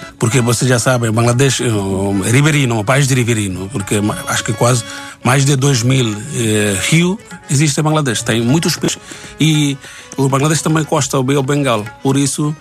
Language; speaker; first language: Portuguese; non-native, learner; Bangla